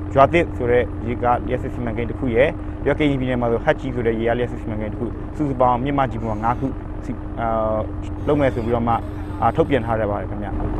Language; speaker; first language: Burmese; non-native, local second language; Karen languages